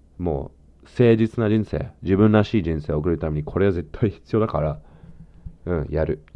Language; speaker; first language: Japanese; non-native, fluent; English